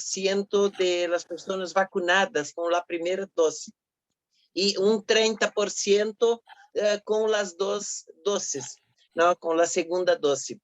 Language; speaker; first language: Spanish; non-native, fluent; Portuguese